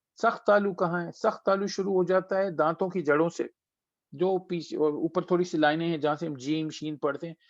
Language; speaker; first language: Urdu; native; Urdu